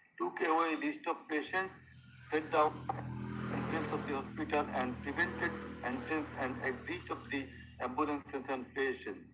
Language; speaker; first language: English; non-native, local second language; Bangla